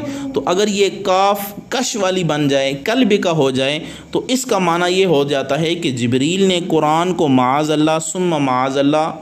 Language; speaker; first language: Urdu; native; Urdu